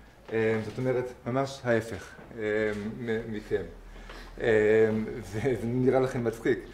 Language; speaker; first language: Hebrew; non-native, fluent; English